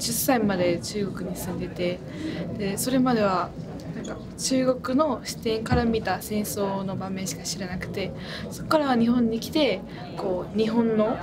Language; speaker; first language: Japanese; early bilingual, other home language; Chinese